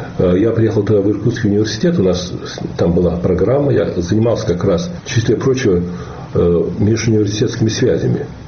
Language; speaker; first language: Russian; native; Russian